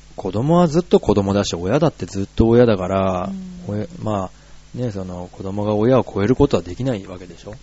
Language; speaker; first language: Japanese; native; Japanese